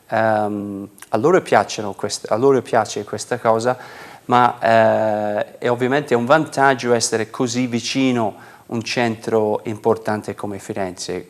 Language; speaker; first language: Italian; non-native, fluent; English